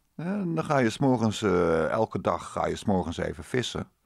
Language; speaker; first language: Dutch; native; Dutch